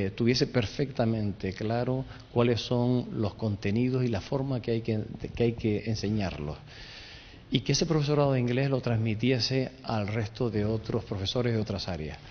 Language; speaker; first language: Spanish; native; Spanish